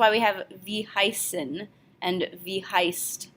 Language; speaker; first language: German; non-native, fluent; English